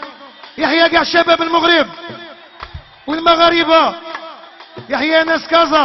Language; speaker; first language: Arabic; native; Arabic